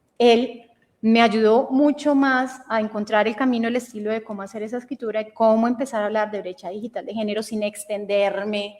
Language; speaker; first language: Spanish; native; Spanish